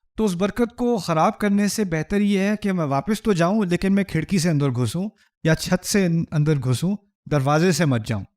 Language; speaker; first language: Urdu; early bilingual, heritage; Urdu